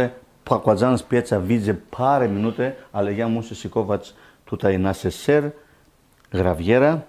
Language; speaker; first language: Polish; non-native, learner; Greek